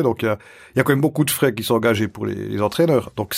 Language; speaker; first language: French; native; French